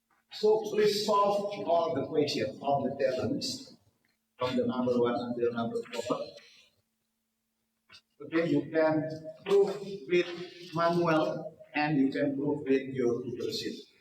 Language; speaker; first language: English; non-native, learner; Indonesian